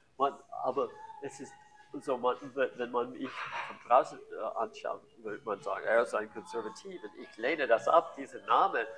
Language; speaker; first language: German; non-native, learner; English